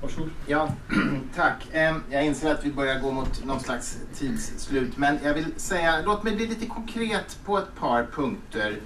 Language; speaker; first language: Swedish; native; Swedish